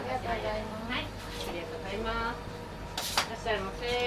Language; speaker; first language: Japanese; native; Japanese